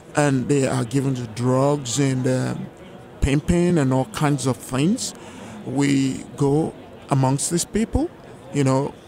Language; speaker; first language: English; non-native, local second language; Yoruba